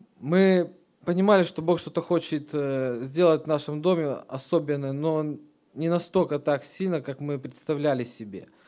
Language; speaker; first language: Russian; native; Russian